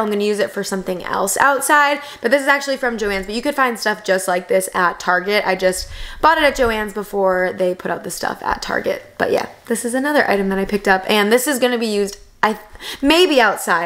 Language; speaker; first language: English; native; English